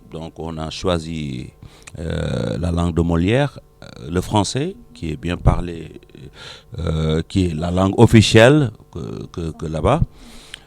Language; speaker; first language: French; non-native, local second language; Wolof